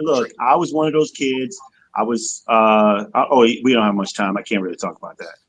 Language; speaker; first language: English; native; English